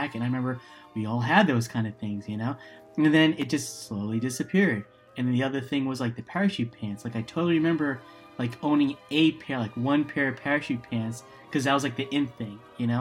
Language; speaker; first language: English; native; English